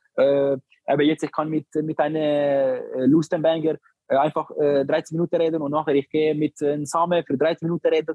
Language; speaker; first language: German; non-native, learner; Albanian